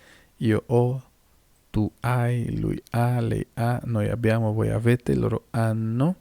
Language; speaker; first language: Italian; non-native, fluent; Spanish